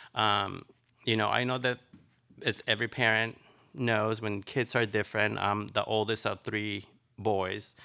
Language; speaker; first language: English; early bilingual, other home language; Spanish